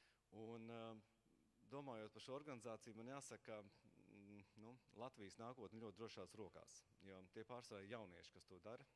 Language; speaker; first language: Latvian; native; Latvian